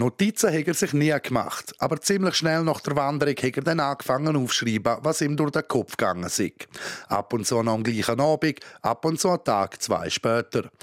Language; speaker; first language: German; native; German